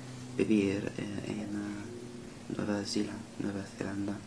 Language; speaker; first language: Spanish; non-native, learner; English